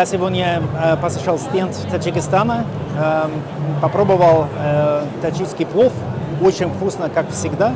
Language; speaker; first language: Russian; non-native, fluent; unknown